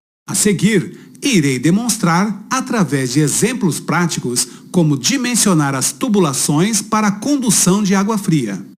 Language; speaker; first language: Portuguese; native; Portuguese